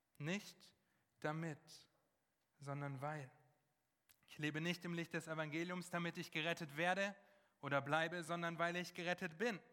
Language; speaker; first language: German; non-native, fluent; English